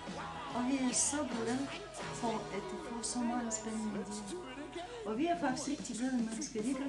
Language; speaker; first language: Danish; non-native, fluent; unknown